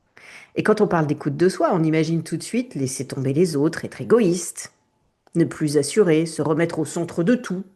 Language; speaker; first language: French; native; French